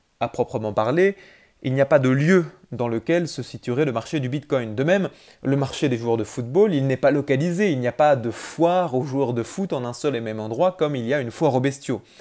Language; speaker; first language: French; native; French